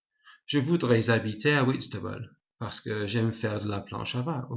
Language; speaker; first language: French; non-native, fluent; English